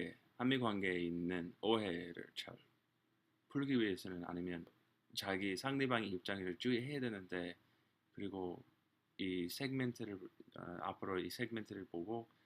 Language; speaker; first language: Korean; non-native, fluent; English